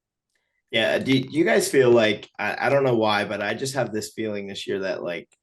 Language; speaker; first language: English; native; English